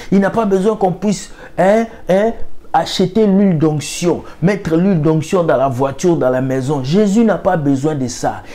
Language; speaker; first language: French; non-native, local second language; Lingala